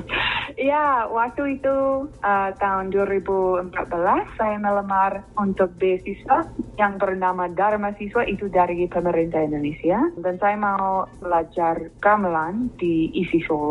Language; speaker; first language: Indonesian; non-native, fluent; English